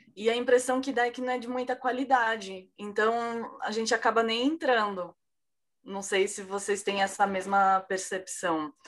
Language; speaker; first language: Portuguese; native; Portuguese